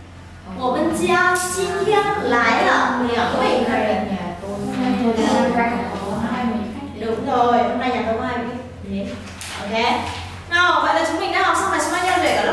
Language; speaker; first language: Chinese; non-native, fluent; Vietnamese